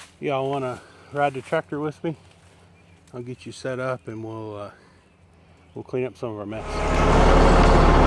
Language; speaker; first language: English; native; English